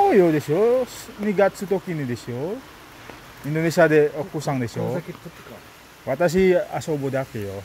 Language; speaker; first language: Japanese; non-native, learner; Indonesian